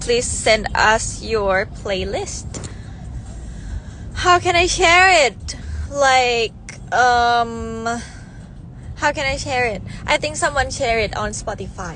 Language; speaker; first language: English; non-native, fluent; Thai